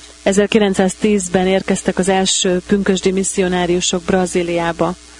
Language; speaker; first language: Hungarian; native; Hungarian